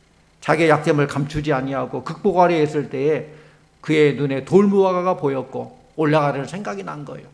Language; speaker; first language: Korean; native; Korean